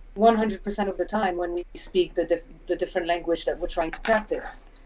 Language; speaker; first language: English; non-native, fluent; French